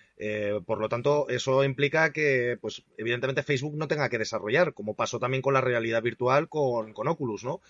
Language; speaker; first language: Spanish; native; Spanish